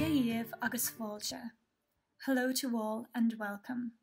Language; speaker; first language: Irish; non-native, local second language; English